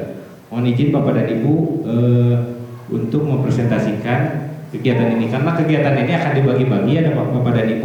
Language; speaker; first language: Indonesian; native; Indonesian